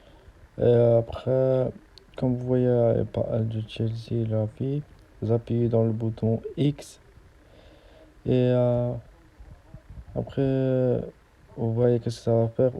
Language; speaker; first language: French; native; French